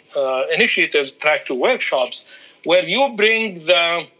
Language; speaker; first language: English; non-native, fluent; Arabic